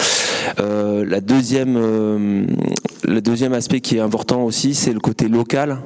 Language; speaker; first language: French; native; French